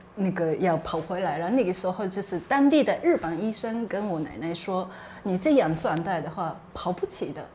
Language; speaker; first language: Chinese; non-native, fluent; Japanese